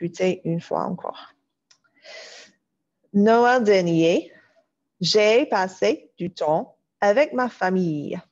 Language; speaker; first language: French; non-native, fluent; English